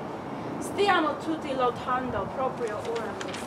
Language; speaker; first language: Italian; non-native, learner; English